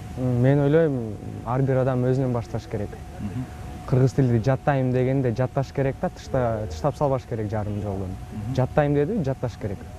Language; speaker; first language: Kyrgyz; non-native, local second language; Russian